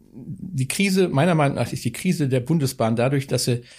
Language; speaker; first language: German; native; German